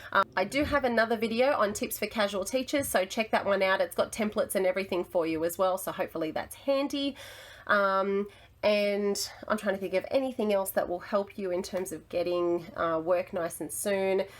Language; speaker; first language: English; native; English